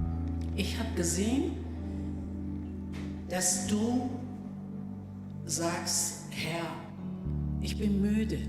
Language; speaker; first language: German; non-native, learner; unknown